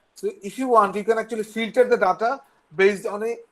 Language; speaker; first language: English; non-native, local second language; Bangla